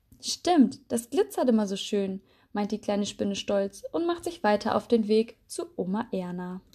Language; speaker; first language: German; native; German